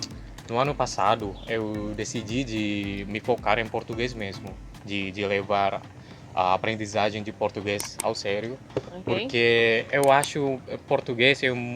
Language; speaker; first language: Portuguese; non-native, fluent; Indonesian